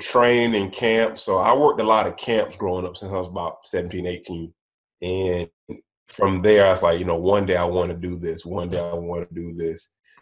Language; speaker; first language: English; native; English